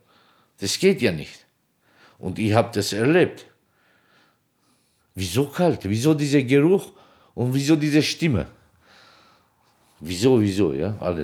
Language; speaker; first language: German; non-native, learner; Turkish